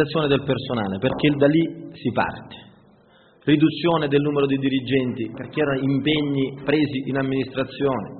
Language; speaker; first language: Italian; native; Italian